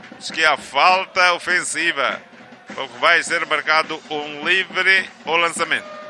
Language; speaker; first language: Portuguese; native; Portuguese